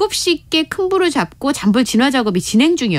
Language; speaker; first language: Korean; native; Korean